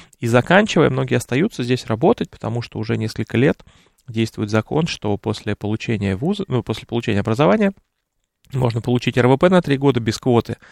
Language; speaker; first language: Russian; native; Russian